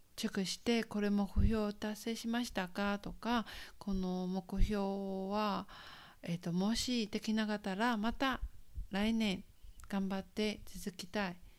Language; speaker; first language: Japanese; non-native, fluent; Chinese